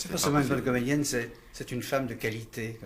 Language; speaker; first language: French; native; French